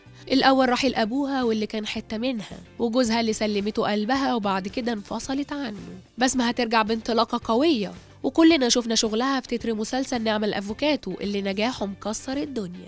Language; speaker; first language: Arabic; native; Arabic